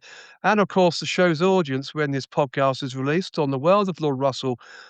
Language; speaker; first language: English; native; English